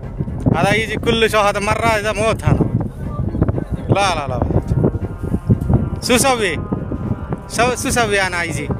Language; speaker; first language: Arabic; non-native, learner; Telugu